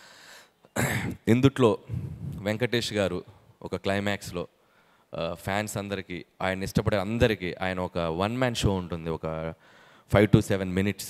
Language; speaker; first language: Telugu; native; Telugu